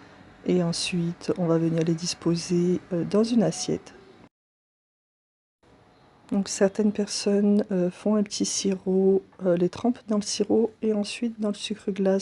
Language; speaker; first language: French; native; French